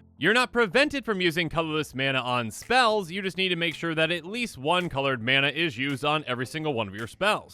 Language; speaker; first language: English; native; English